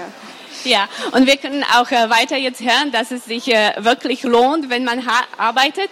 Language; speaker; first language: German; non-native, fluent; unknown